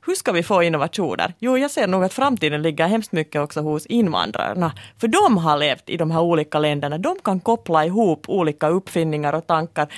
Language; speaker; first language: Swedish; native; Swedish